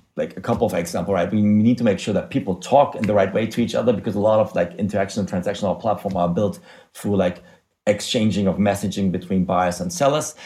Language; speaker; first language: English; non-native, fluent; German